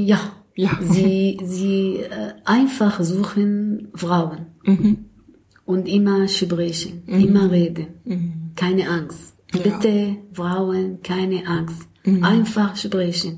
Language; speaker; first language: German; non-native, learner; Arabic